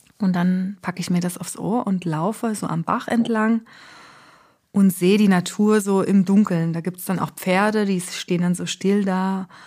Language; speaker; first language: German; native; German